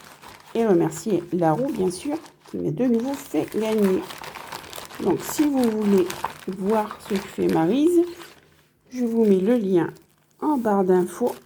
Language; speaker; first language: French; native; French